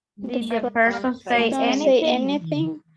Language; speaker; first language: English; non-native, learner; Spanish